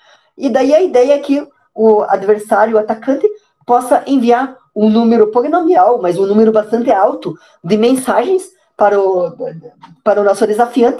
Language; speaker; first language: Portuguese; native; Portuguese